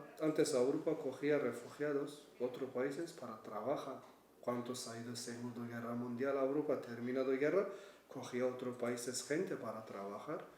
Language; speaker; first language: Spanish; non-native, learner; Kurdish